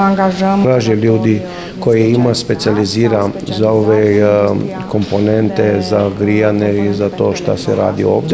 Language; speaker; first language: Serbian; non-native, learner; Romanian